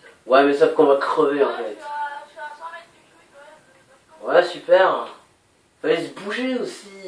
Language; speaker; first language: French; native; French